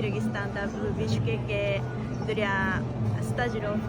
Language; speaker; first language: Russian; non-native, learner; Japanese